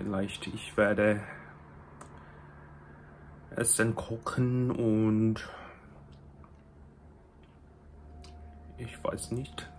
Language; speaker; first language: German; non-native, learner; Korean